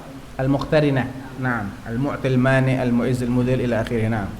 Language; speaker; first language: Arabic; non-native, fluent; Indonesian